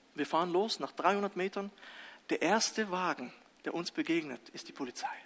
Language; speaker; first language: German; early bilingual, other home language; Russian